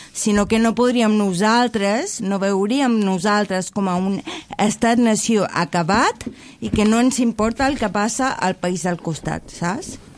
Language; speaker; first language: Catalan; non-native, fluent; Spanish